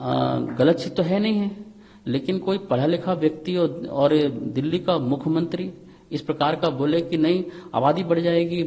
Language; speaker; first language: Hindi; native; Hindi